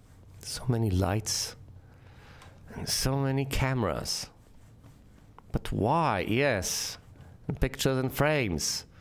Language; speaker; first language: English; native; English